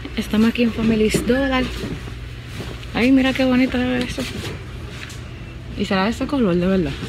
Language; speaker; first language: Spanish; native; Spanish